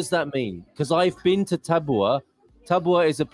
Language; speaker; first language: English; native; English